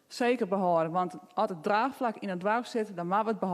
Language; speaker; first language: Dutch; non-native, local second language; Western Frisian